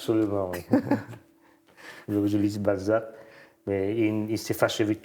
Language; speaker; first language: French; non-native, fluent; Vietnamese